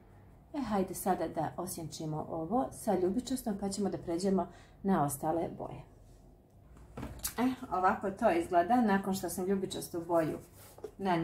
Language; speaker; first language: Croatian; native; Croatian